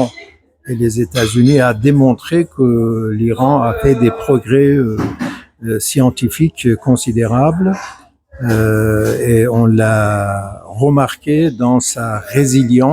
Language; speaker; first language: French; non-native, fluent; Persian